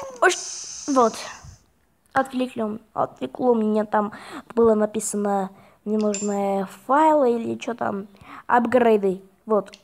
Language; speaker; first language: Russian; non-native, fluent; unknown